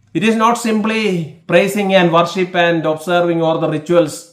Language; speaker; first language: English; non-native, local second language; Malayalam